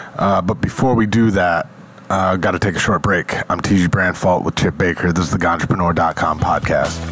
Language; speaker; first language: English; native; English